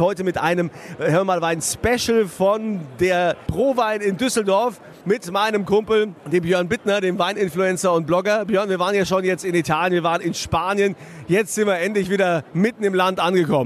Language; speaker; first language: German; native; German